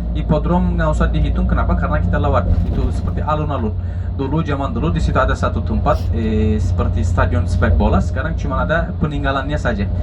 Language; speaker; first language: Indonesian; non-native, fluent; Turkish